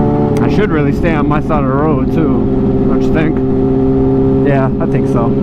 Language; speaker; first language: English; native; English